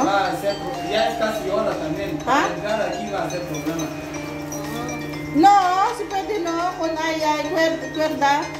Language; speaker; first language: Spanish; non-native, learner; Filipino